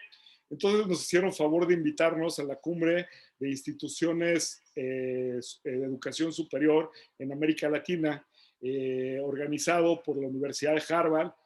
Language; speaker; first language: Spanish; native; Spanish